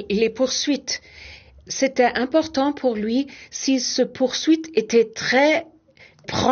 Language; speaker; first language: French; non-native, fluent; German